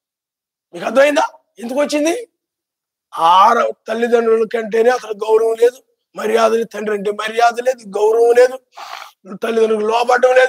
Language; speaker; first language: Telugu; native; Telugu